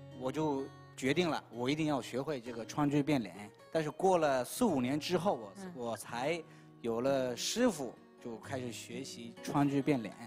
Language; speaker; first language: Chinese; non-native, fluent; Tajik